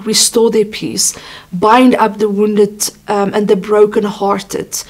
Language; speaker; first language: English; non-native, local second language; Afrikaans